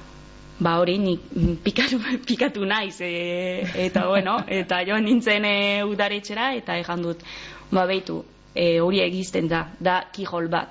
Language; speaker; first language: Basque; non-native, local second language; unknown